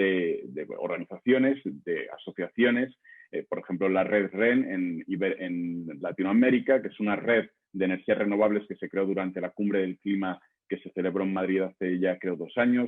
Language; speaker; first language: Spanish; native; Spanish